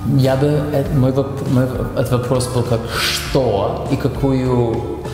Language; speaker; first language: Russian; non-native, fluent; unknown